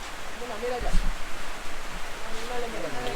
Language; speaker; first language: Spanish; native; Spanish